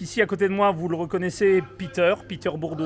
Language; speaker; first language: French; native; French